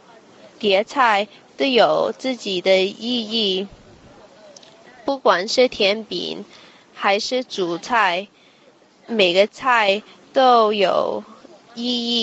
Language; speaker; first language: Chinese; non-native, fluent; English